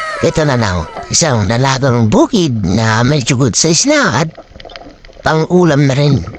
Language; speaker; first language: Filipino; non-native, local second language; Waray